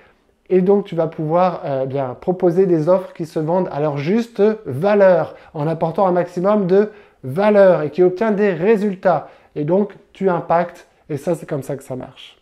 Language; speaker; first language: French; native; French